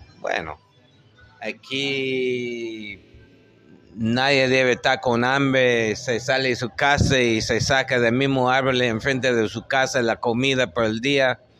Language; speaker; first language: Spanish; non-native, fluent; English